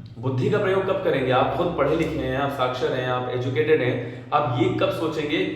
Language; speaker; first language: Hindi; native; Hindi